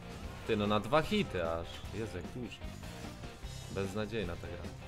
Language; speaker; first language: Polish; native; Polish